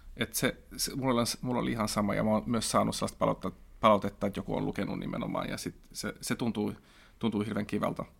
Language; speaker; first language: Finnish; non-native, local second language; Swedish